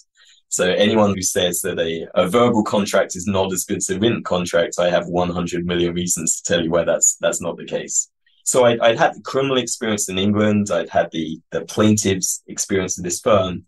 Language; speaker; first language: English; native; English